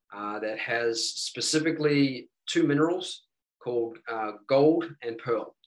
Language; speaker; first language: English; native; English